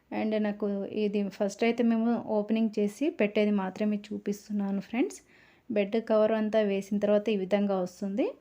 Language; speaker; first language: Telugu; native; Telugu